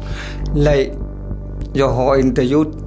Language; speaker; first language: Swedish; non-native, learner; Vietnamese